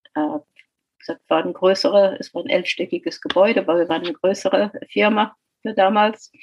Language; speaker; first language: German; non-native, fluent; English